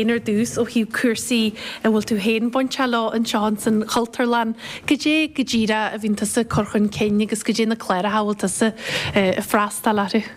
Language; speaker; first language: Irish; native; Irish